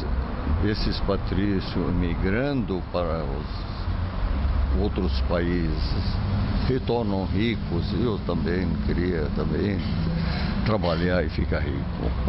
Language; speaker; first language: Portuguese; non-native, fluent; Arabic